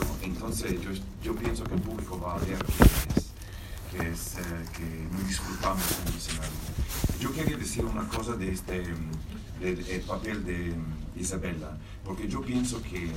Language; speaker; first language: Spanish; non-native, fluent; Italian